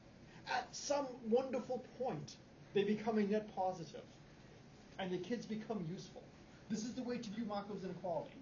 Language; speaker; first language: English; native; English